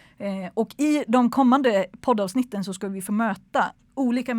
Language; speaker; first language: Swedish; native; Swedish